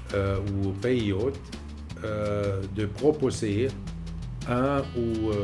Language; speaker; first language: French; non-native, fluent; German